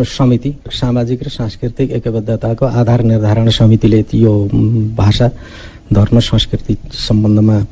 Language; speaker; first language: Nepali; non-native, local second language; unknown